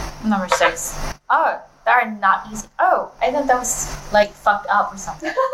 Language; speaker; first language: English; non-native, fluent; Chinese